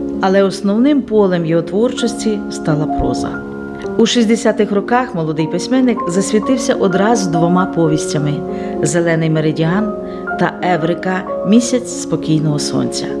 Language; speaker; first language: Ukrainian; native; Ukrainian